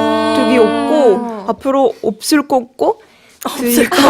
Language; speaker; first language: Korean; non-native, fluent; French